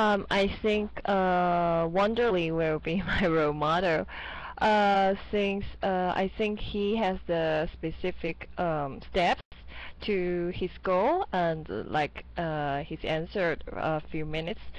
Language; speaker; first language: English; non-native, fluent; Chinese